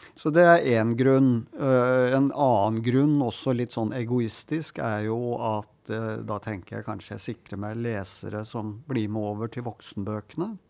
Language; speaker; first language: Norwegian; native; Norwegian